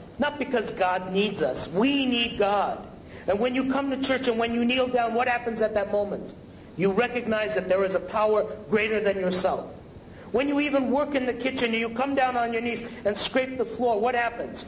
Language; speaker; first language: English; native; English